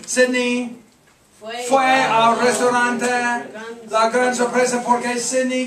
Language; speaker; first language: Spanish; non-native, fluent; English